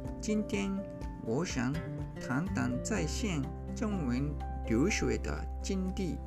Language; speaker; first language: Chinese; non-native, learner; Japanese